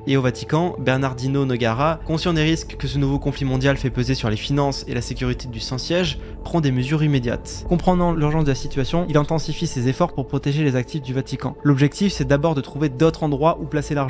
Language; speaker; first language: French; native; French